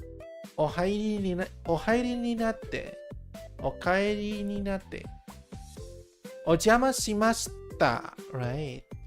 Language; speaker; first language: Japanese; non-native, learner; English